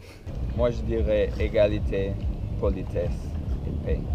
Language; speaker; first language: French; non-native, fluent; English